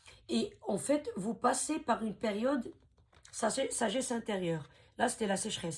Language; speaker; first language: French; native; French